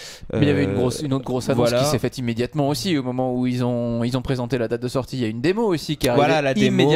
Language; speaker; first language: French; native; French